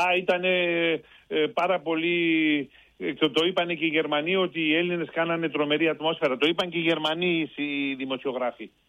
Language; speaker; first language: Greek; early bilingual, heritage; Greek